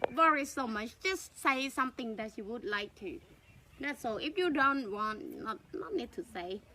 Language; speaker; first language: English; non-native, learner; Northeastern Thai